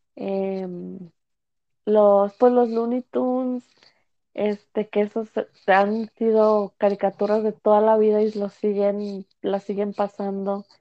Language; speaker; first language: Spanish; native; Spanish